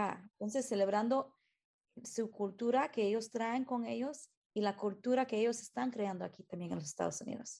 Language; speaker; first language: Spanish; early bilingual, heritage; Spanish